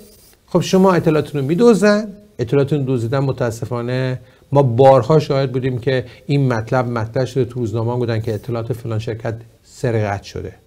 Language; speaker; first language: Persian; native; Persian